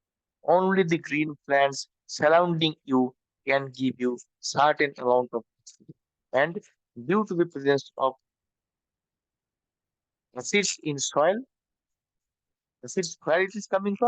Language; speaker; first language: English; non-native, local second language; Bangla